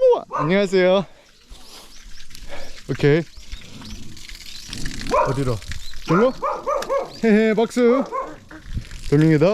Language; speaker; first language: Korean; early bilingual, heritage; English